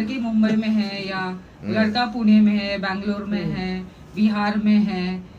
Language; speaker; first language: Hindi; non-native, local second language; Marathi